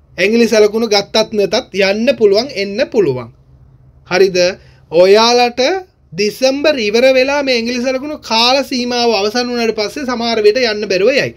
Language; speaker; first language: Sinhala; non-native, local second language; Tamil